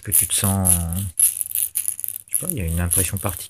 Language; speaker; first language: French; native; French